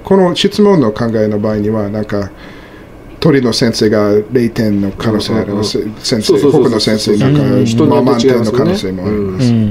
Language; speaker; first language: Japanese; non-native, learner; English